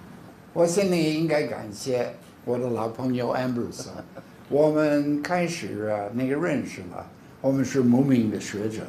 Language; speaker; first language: Chinese; non-native, fluent; English